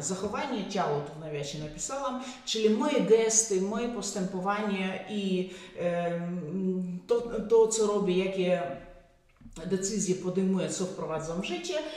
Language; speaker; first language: Polish; non-native, fluent; Russian